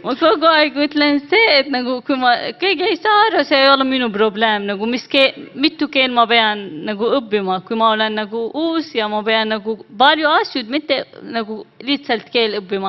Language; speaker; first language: Estonian; non-native, learner; Arabic